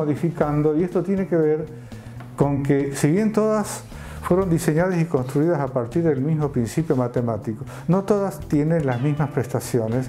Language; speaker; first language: Spanish; native; Spanish